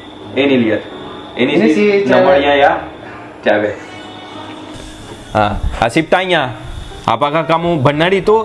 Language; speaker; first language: Indonesian; non-native, fluent; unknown